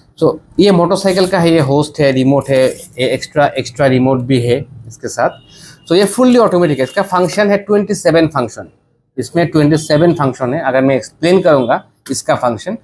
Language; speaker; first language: Hindi; non-native, learner; Bangla